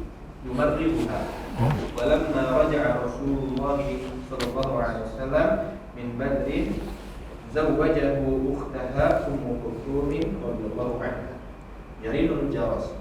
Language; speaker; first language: Arabic; non-native, learner; Indonesian